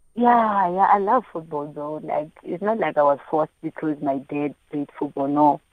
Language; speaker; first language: English; non-native, local second language; Xhosa